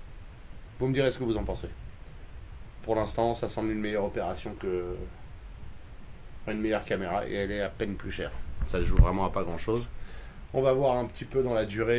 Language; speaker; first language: French; native; French